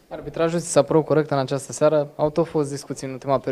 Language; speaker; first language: Romanian; native; Romanian